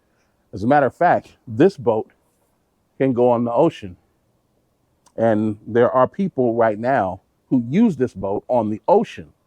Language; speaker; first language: English; native; English